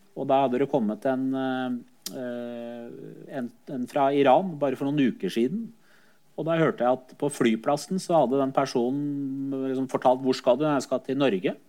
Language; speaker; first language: Norwegian; early bilingual, other home language; Persian